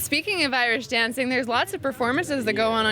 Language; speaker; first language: English; native; English